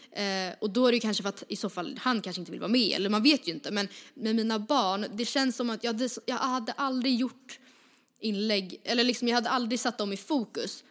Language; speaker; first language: Swedish; native; Swedish